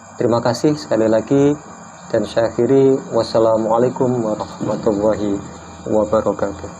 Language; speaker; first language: Indonesian; native; Indonesian